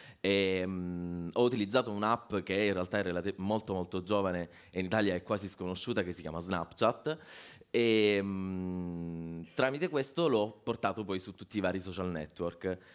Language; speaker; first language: Italian; native; Italian